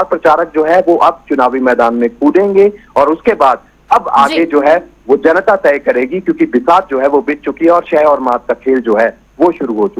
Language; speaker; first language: Hindi; native; Hindi